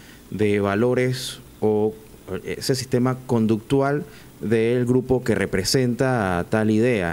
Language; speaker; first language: Spanish; native; Spanish